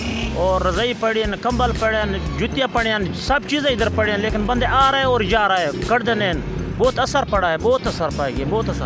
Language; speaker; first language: Hindi; non-native, local second language; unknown